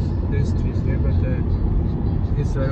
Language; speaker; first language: English; non-native, learner; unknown